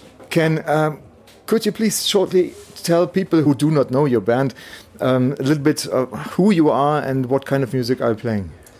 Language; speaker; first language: English; non-native, fluent; German